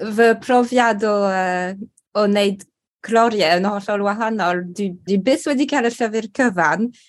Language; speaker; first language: Welsh; non-native, local second language; English